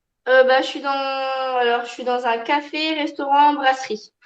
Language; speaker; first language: French; native; French